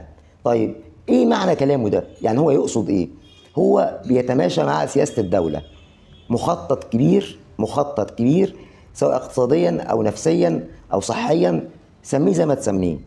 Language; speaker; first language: Arabic; native; Arabic